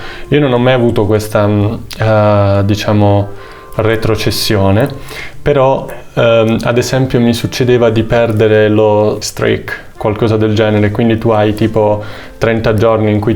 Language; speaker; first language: Italian; native; Italian